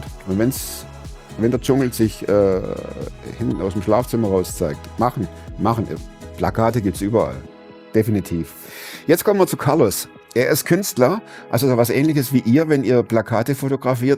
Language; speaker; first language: German; native; German